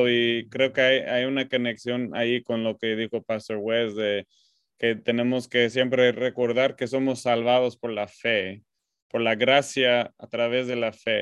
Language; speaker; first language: Spanish; non-native, fluent; English